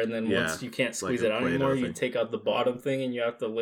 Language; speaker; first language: English; early bilingual, other home language; Spanish